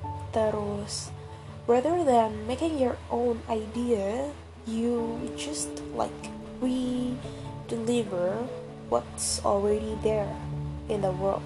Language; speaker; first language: English; non-native, fluent; Indonesian